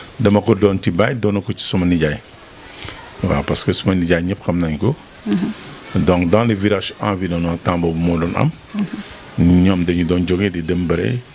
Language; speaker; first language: Wolof; non-native, local second language; Serer